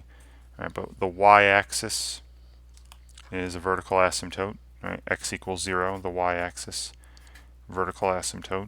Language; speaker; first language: English; native; English